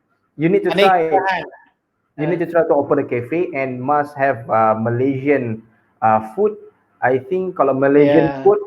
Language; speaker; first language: English; non-native, local second language; Malay